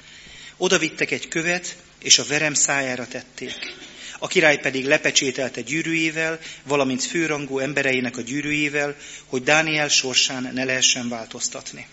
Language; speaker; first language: Hungarian; native; Hungarian